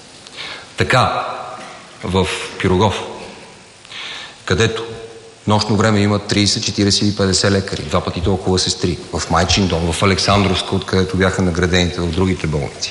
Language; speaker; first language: Bulgarian; native; Bulgarian